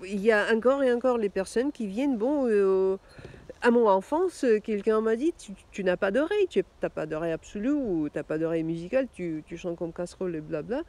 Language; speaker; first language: French; non-native, fluent; Russian